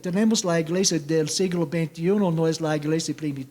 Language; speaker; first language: Spanish; non-native, learner; English